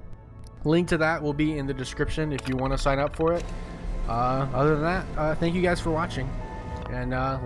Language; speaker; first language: English; native; English